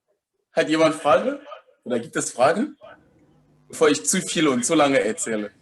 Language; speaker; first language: German; non-native, fluent; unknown